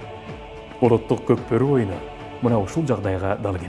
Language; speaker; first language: Kyrgyz; native; Kyrgyz